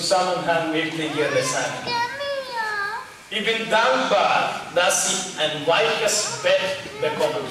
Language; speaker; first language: German; non-native, learner; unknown